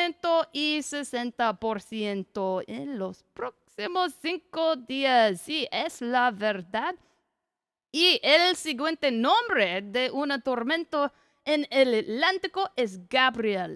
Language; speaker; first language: Spanish; non-native, learner; English